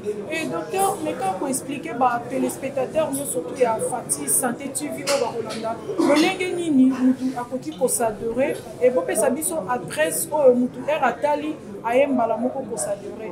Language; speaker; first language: French; non-native, local second language; Lingala